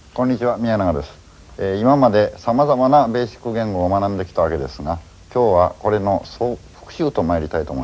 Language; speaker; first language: Japanese; native; Japanese